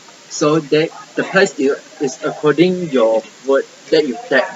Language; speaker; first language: English; non-native, local second language; Malay